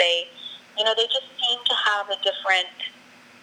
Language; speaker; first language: English; native; English